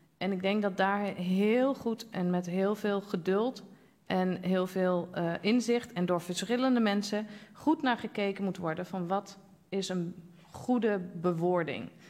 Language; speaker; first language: Dutch; native; Dutch